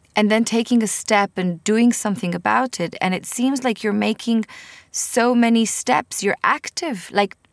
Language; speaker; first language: English; non-native, fluent; Hebrew